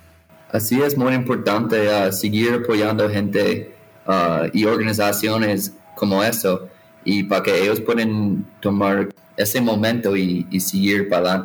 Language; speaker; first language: Spanish; non-native, fluent; English